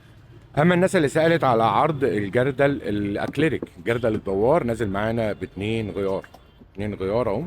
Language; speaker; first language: Arabic; native; Arabic